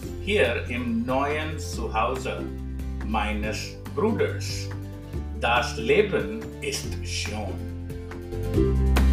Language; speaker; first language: German; non-native, fluent; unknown